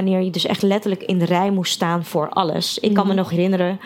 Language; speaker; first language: Dutch; early bilingual, other home language; Russian